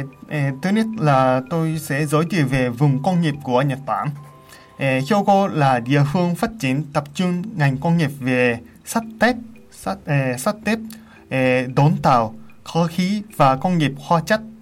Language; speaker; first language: Vietnamese; non-native, fluent; Japanese